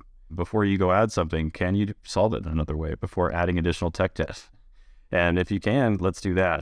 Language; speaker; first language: English; native; English